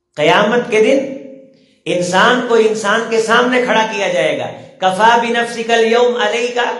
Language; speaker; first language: Urdu; non-native, local second language; Punjabi